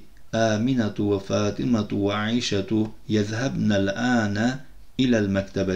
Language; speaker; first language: Arabic; non-native, fluent; Turkish